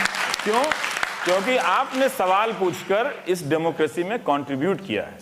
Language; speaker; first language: Hindi; native; Hindi